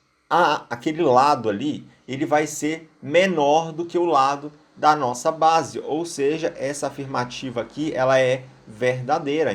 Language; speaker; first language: Portuguese; native; Portuguese